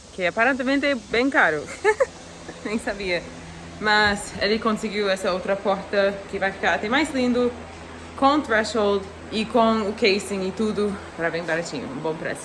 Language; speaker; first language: Portuguese; non-native, fluent; English